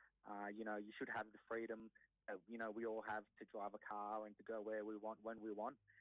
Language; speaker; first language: English; native; English